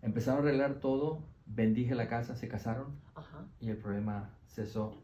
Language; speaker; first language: Spanish; native; Spanish